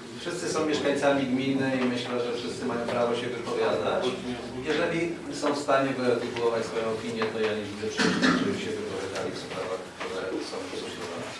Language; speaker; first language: Polish; native; Polish